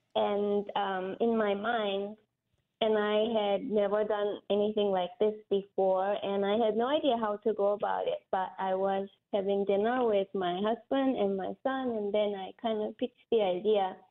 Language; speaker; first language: English; non-native, fluent; Korean